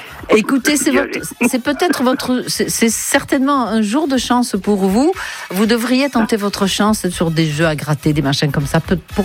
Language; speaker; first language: French; native; French